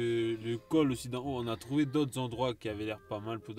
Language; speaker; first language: French; native; French